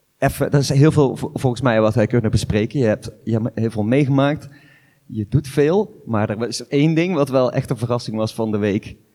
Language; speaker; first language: Dutch; native; Dutch